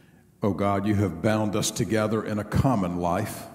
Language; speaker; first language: English; native; English